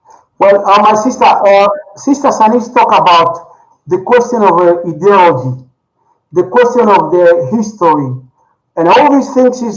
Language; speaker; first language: English; non-native, learner; Spanish